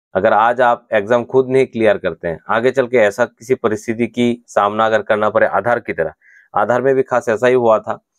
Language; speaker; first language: Hindi; non-native, local second language; Bangla